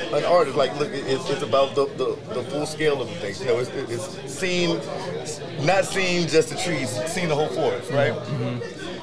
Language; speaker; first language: English; native; English